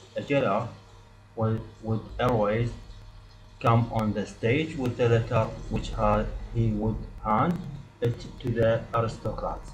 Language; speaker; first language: English; non-native, fluent; Arabic